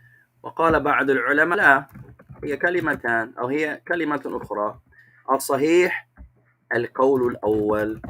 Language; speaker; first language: Arabic; non-native, fluent; English